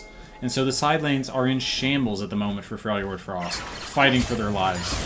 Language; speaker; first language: English; native; English